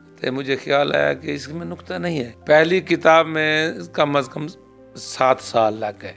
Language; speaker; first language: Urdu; non-native, local second language; Saraiki